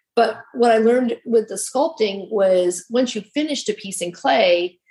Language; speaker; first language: English; native; English